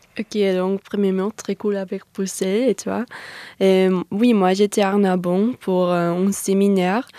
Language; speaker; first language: French; non-native, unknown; German